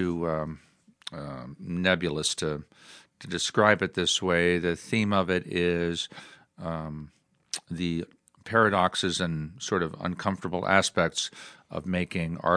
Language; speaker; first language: English; native; English